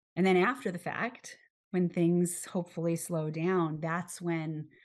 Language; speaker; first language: English; native; English